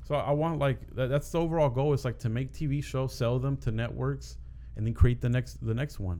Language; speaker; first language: English; early bilingual, other home language; Spanish